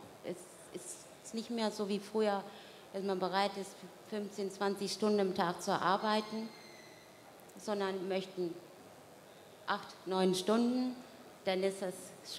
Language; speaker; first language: German; non-native, fluent; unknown